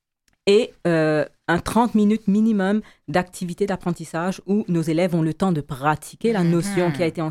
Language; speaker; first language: French; native; French